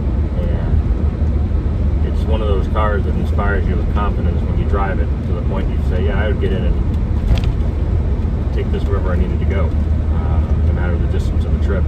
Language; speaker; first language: English; native; English